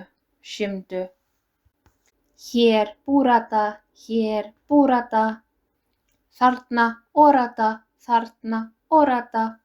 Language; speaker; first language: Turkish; non-native, learner; Icelandic